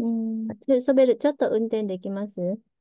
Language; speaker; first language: Japanese; early bilingual, heritage; Vietnamese